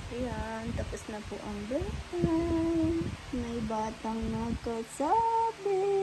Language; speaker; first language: Filipino; native; Filipino